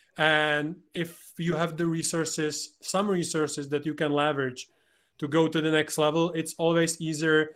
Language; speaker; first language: English; non-native, fluent; Czech